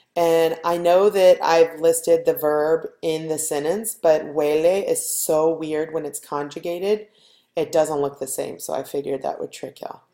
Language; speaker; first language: English; native; English